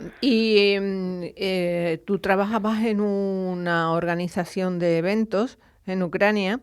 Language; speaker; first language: Spanish; native; Spanish